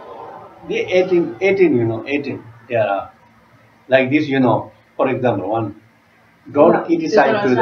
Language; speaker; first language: English; non-native, learner; Tibetan